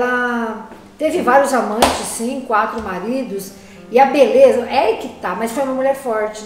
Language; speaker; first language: Portuguese; native; Portuguese